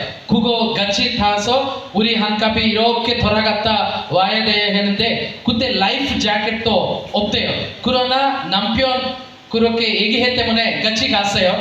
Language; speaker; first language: Korean; non-native, learner; Telugu